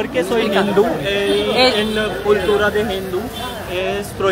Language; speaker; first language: Spanish; non-native, learner; Hindi